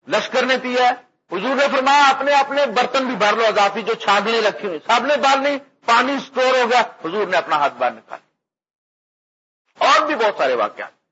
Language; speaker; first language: Urdu; non-native, local second language; Punjabi